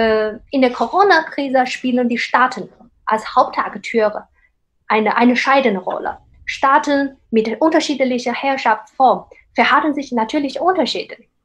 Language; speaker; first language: German; non-native, fluent; Chinese